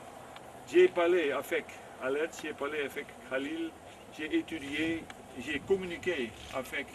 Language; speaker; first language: French; non-native, fluent; Dutch